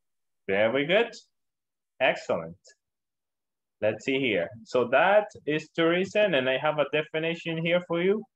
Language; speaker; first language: English; non-native, learner; Spanish